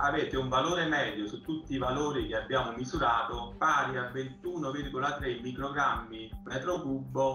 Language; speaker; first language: Italian; native; Italian